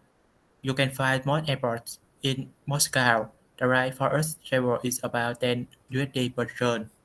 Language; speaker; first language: English; non-native, learner; Vietnamese